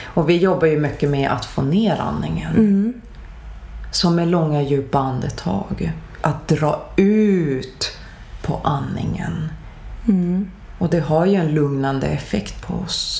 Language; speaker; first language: Swedish; early bilingual, other home language; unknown